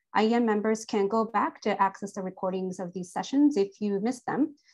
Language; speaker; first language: English; native; English